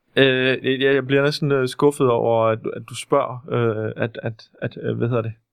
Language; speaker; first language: Danish; native; Danish